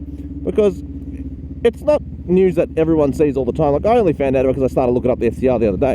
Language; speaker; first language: English; native; English